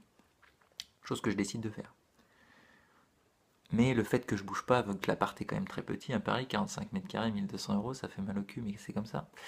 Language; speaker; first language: French; native; French